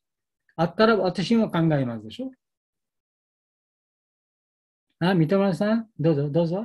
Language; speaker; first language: Japanese; non-native, learner; Bangla